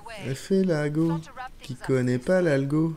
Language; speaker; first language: French; native; French